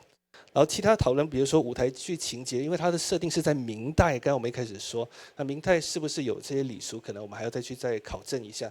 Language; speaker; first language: Chinese; native; Chinese